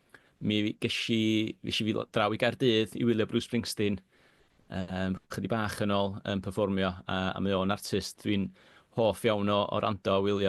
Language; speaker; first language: Welsh; native; Welsh